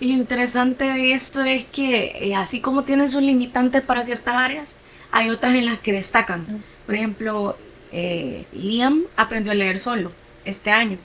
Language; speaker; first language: Spanish; native; Spanish